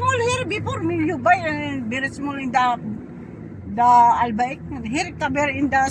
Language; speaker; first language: English; non-native, learner; Filipino